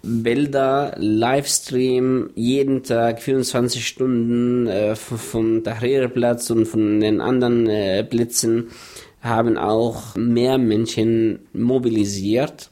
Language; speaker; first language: German; non-native, fluent; Arabic